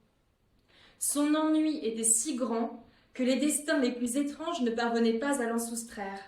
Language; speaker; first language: French; native; French